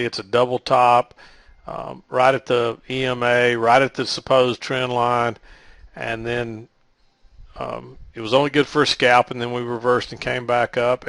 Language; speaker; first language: English; native; English